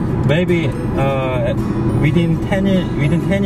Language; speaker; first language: English; non-native, learner; Korean